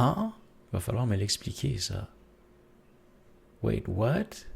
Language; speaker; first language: French; native; French